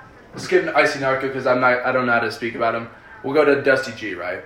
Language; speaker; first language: English; early bilingual, other home language; Spanish